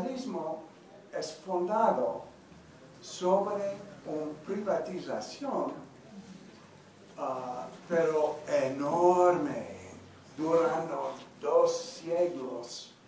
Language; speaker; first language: Spanish; non-native, learner; English